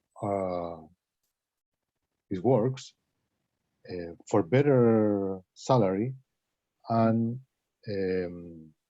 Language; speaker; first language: English; non-native, learner; Spanish